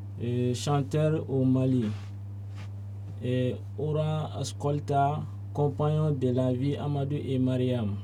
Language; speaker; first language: French; non-native, learner; Bambara